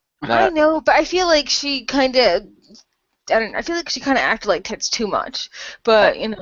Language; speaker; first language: English; native; English